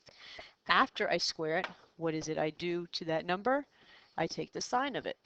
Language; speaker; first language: English; native; English